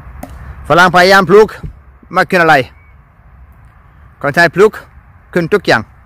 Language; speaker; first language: Thai; non-native, learner; Greek